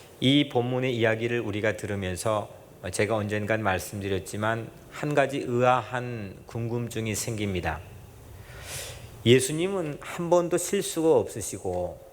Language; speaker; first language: Korean; native; Korean